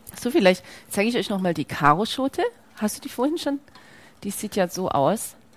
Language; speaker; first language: German; non-native, fluent; Greek